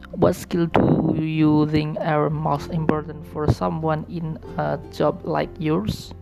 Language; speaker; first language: English; non-native, learner; Indonesian